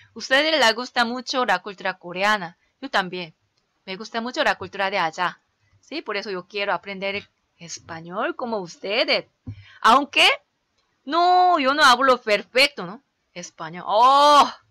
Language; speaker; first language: Spanish; non-native, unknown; Korean